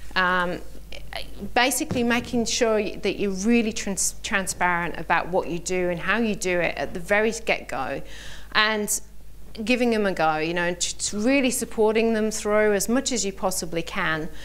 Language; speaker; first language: English; native; English